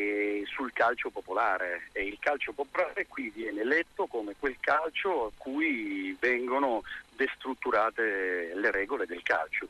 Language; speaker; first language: Italian; native; Italian